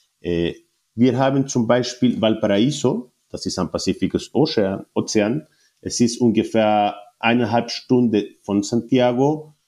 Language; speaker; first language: German; non-native, learner; Spanish